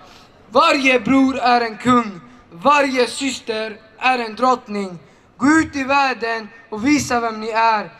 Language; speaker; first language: Swedish; early bilingual, other home language; Assyrian Neo-Aramaic